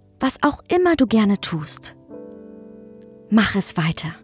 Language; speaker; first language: German; native; German